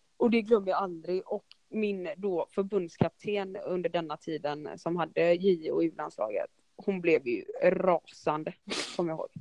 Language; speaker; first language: Swedish; early bilingual, other home language; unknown